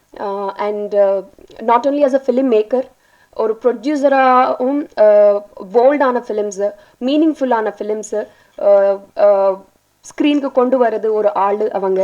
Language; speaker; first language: Tamil; non-native, learner; Telugu